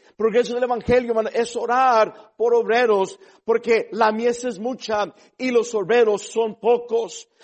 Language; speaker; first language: Spanish; early bilingual, heritage; Spanish